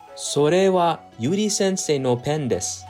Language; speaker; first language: Japanese; non-native, learner; English